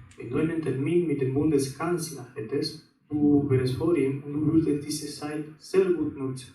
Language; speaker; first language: German; non-native, fluent; Spanish